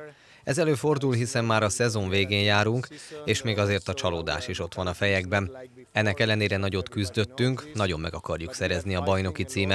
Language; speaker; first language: Hungarian; native; Hungarian